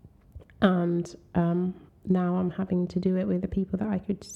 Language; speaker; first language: English; non-native, local second language; Swahili